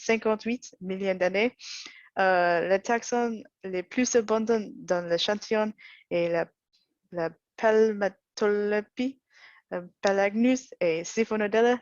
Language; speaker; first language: French; non-native, learner; English